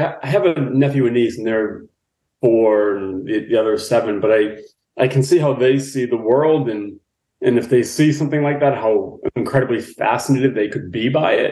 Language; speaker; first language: English; native; English